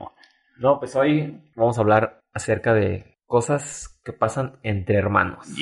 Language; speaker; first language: Spanish; native; Spanish